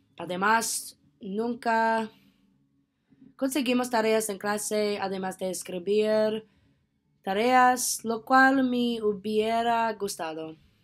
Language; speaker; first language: Spanish; non-native, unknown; English